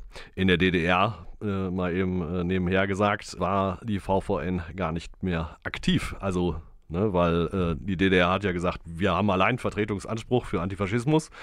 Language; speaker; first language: German; native; German